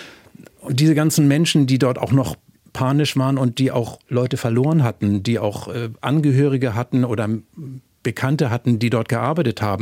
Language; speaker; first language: German; native; German